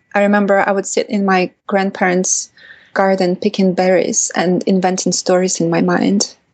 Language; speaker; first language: English; non-native, fluent; Russian